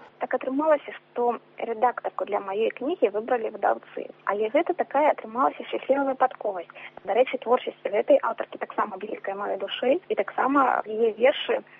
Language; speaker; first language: Belarusian; native; Belarusian